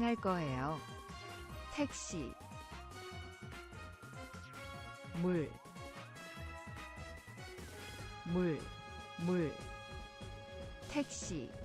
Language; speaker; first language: Korean; non-native, learner; English